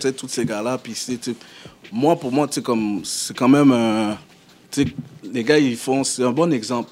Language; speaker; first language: French; early bilingual, other home language; Haitian Creole